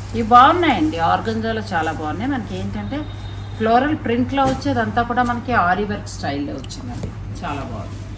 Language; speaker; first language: Telugu; native; Telugu